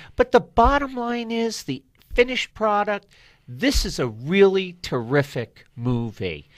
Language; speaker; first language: English; native; English